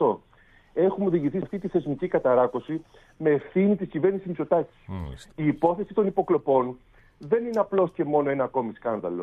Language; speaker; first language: Greek; native; Greek